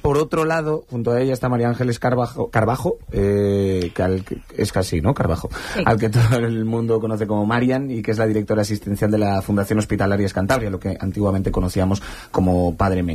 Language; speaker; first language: Spanish; native; Spanish